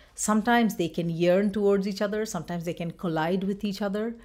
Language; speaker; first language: English; non-native, local second language; Bangla